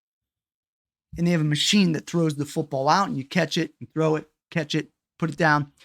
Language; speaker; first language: English; native; English